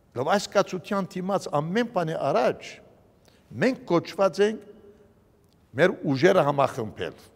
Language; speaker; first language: Armenian; early bilingual, heritage; Armenian